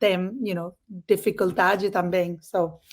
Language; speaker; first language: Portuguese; non-native, learner; English